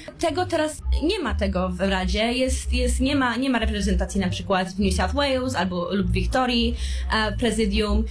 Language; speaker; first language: Polish; early bilingual, heritage; Polish